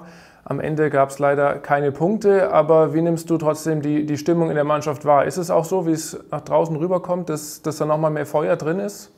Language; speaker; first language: German; native; German